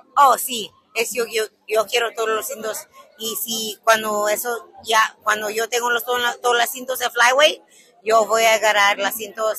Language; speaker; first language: Spanish; non-native, learner; English